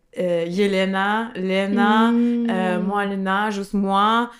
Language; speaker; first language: French; non-native, learner; Russian